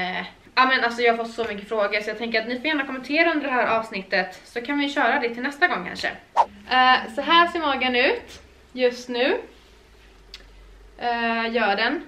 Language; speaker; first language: Swedish; native; Swedish